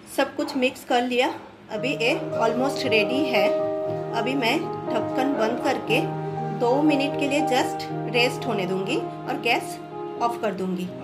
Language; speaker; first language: Hindi; non-native, local second language; Bangla